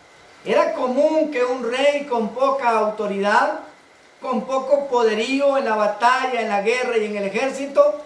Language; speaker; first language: Spanish; native; Spanish